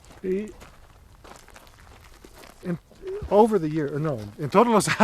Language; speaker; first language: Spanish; non-native, learner; English